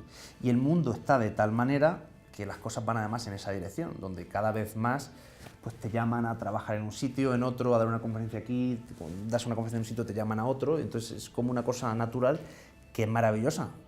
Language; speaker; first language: Spanish; native; Spanish